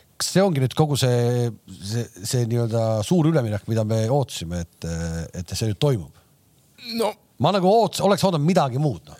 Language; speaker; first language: Estonian; native; Estonian